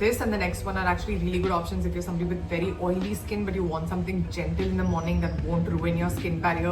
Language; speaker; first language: English; native; English